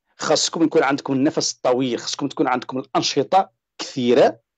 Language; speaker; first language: Arabic; native; Arabic